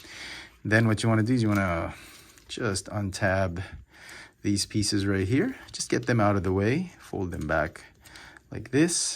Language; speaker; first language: English; native; English